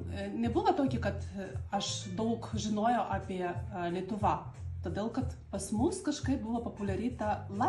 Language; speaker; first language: Lithuanian; non-native, learner; Russian